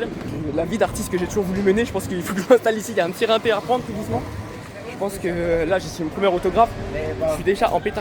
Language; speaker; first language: French; native; French